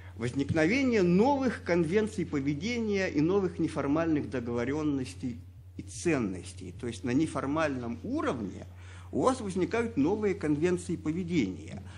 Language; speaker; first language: Russian; native; Russian